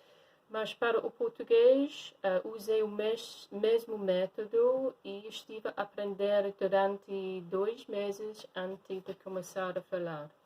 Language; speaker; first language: Portuguese; non-native, fluent; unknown